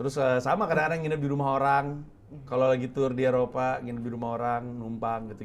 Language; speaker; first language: Indonesian; native; Indonesian